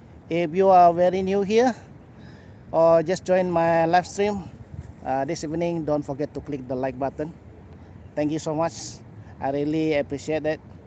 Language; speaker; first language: English; non-native, local second language; Malay